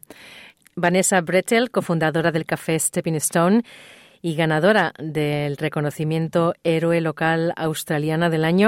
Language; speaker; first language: Spanish; native; Spanish